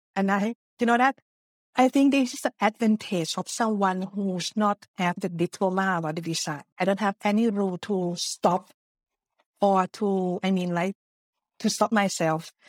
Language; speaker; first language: English; non-native, learner; Thai